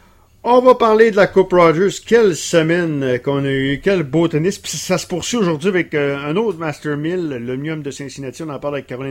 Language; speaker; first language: French; native; French